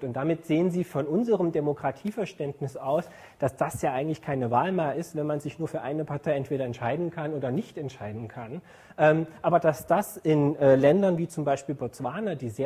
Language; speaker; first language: German; native; German